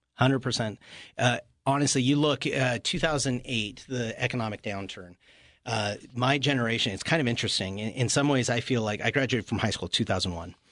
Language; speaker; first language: English; native; English